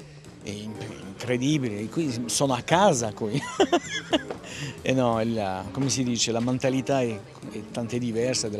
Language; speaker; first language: Italian; early bilingual, heritage; French